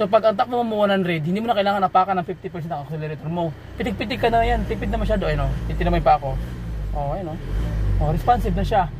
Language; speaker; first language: Filipino; native; Filipino